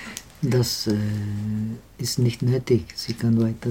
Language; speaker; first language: German; non-native, fluent; Czech